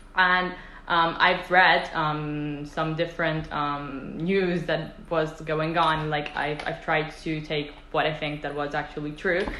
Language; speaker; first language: English; non-native, fluent; Italian